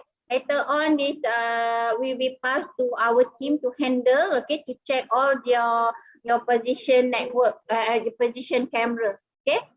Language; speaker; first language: English; non-native, local second language; Malay